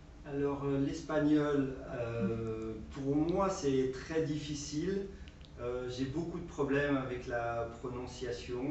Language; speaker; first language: French; native; French